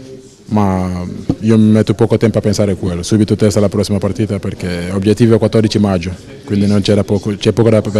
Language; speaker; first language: Italian; non-native, fluent; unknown